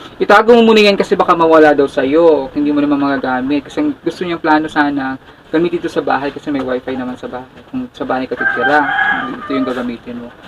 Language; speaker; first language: Filipino; non-native, local second language; Cebuano